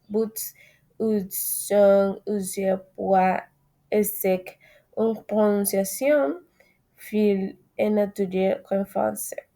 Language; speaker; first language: French; non-native, learner; Spanish